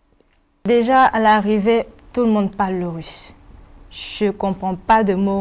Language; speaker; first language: French; non-native, local second language; Malagasy